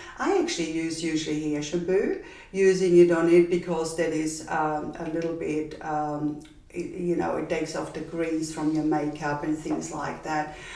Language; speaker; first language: English; non-native, fluent; German